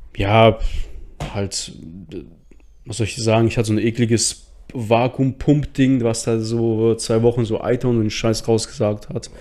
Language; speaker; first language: German; early bilingual, other home language; Russian